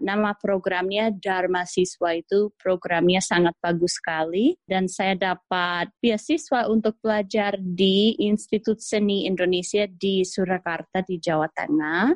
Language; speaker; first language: Indonesian; non-native, fluent; English